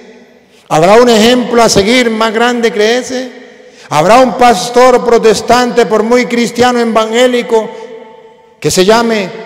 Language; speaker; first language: Spanish; native; Spanish